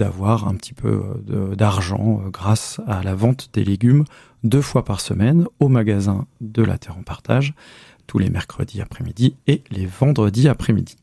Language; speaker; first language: French; native; French